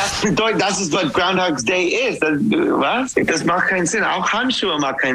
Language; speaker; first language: German; non-native, learner; English